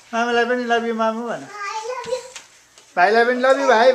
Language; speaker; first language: Nepali; native; Nepali